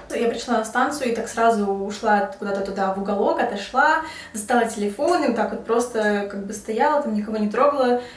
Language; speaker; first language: Russian; native; Russian